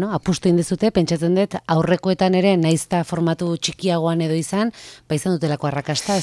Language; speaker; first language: Basque; native; Basque